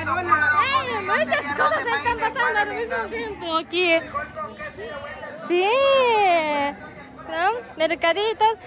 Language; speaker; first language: Spanish; non-native, learner; Japanese